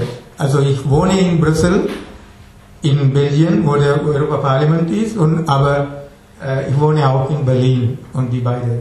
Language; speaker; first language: German; non-native, fluent; Tamil